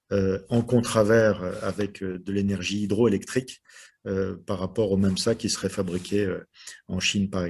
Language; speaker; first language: French; native; French